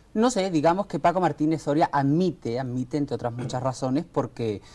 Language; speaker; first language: Spanish; early bilingual, other home language; Arabic